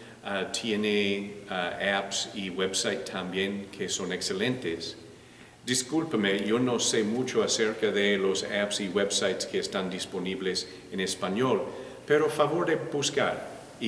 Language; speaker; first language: Spanish; non-native, learner; English